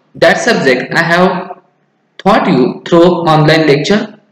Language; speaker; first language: English; non-native, local second language; Marathi